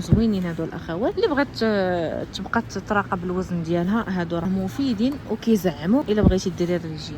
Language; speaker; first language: Arabic; native; Arabic